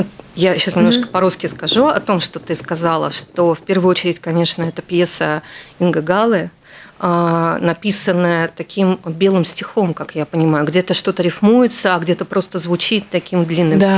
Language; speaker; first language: Russian; native; Russian